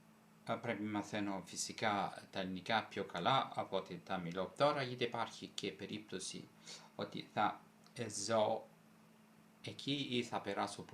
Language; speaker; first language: Greek; non-native, fluent; Italian